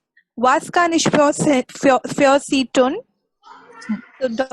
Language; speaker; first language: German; non-native, learner; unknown